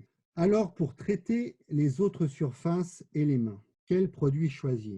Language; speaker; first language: French; native; French